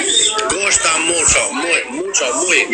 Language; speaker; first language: Spanish; non-native, learner; Albanian